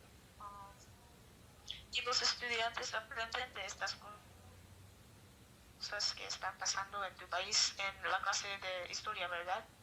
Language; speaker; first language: Spanish; non-native, learner; English